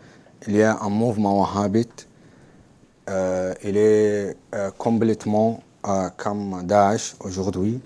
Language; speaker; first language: French; non-native, learner; Arabic